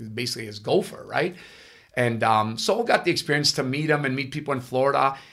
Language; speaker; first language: English; non-native, fluent; Italian